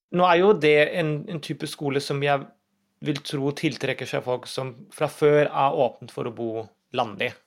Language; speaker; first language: Norwegian; non-native, fluent; German